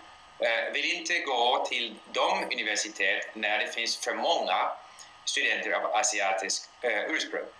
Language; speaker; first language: Swedish; non-native, fluent; English